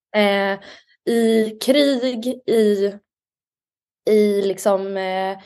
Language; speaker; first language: Swedish; native; Swedish